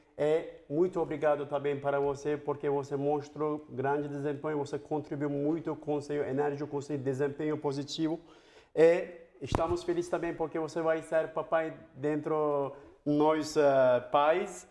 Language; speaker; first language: Portuguese; non-native, fluent; Turkish